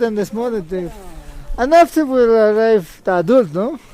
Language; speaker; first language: English; non-native, learner; Spanish